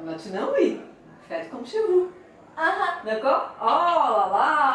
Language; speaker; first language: French; non-native, learner; Portuguese